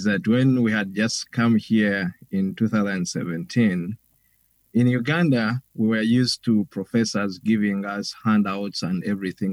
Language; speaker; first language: English; non-native, local second language; Ganda